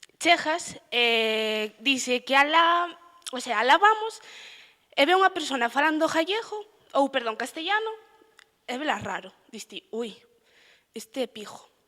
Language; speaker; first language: Galician; native; Galician